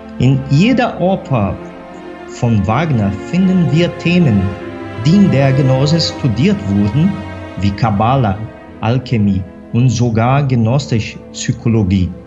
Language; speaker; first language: German; non-native, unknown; Portuguese